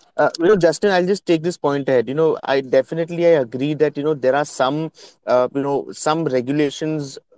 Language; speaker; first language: English; non-native, local second language; Hindi